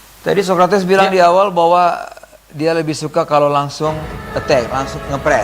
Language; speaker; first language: Indonesian; native; Indonesian